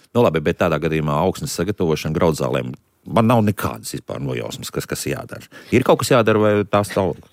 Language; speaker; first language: Latvian; native; Latvian